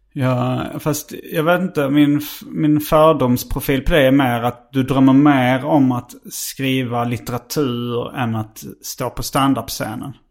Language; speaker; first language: Swedish; native; Swedish